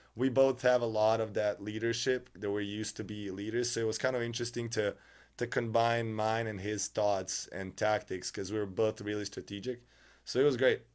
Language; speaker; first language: English; non-native, fluent; Serbian